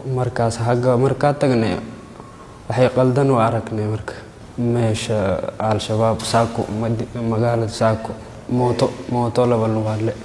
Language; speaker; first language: Somali; non-native, local second language; Oromo